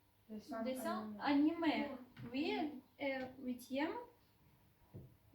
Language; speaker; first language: French; non-native, fluent; Ukrainian